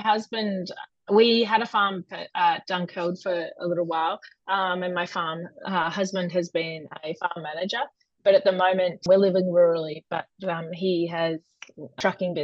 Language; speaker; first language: English; native; English